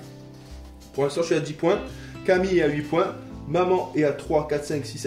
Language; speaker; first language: French; native; French